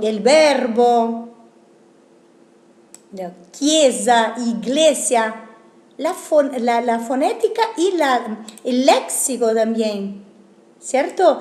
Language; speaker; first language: Spanish; non-native, fluent; Italian